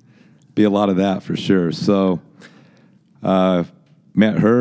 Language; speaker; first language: English; native; English